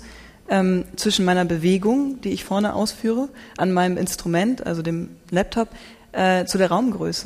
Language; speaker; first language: German; native; German